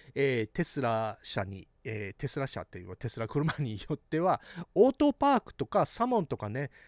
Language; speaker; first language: Japanese; early bilingual, heritage; Japanese